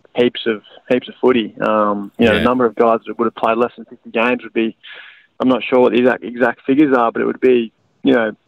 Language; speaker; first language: English; native; English